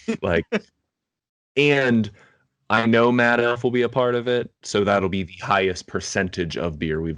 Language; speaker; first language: English; native; English